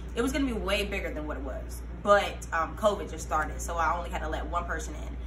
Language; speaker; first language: English; native; English